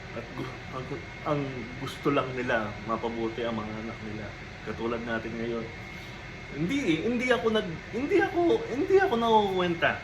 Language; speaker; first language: Filipino; non-native, local second language; Pampanga